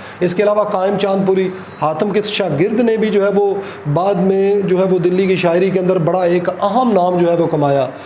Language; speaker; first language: Urdu; native; Urdu